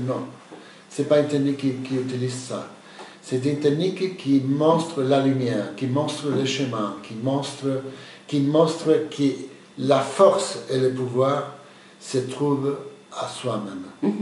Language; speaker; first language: French; non-native, fluent; Spanish